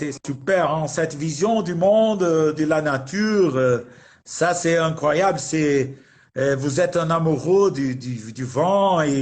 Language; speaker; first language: French; non-native, fluent; Portuguese